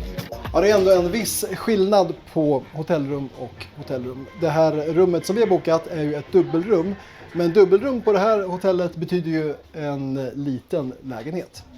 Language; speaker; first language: Swedish; native; Swedish